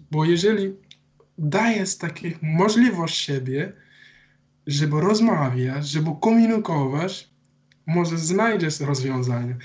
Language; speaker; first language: Polish; non-native, learner; Wolof